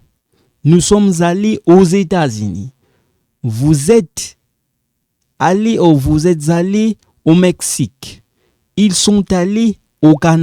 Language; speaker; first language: French; non-native, local second language; Lingala